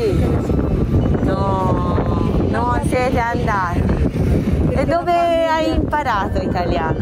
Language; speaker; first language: Italian; non-native, fluent; Japanese